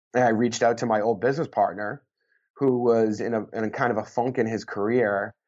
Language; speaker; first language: English; native; English